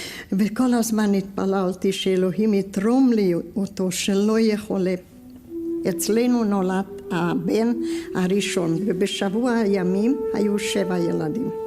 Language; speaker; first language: Hebrew; non-native, fluent; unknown